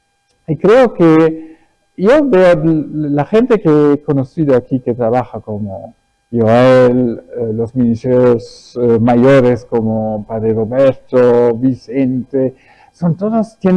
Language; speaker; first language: Spanish; early bilingual, other home language; German